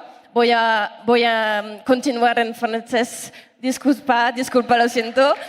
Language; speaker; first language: Spanish; non-native, learner; French